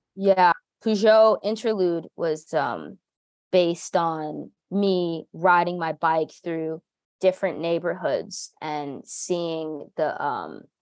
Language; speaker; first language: English; native; English